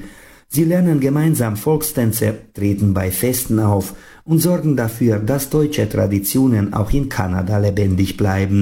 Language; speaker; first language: German; native; German